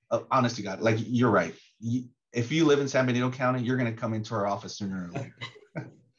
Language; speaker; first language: English; early bilingual, other home language; Spanish